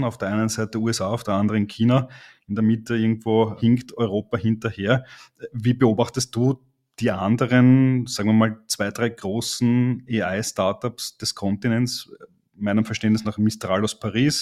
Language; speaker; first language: German; native; German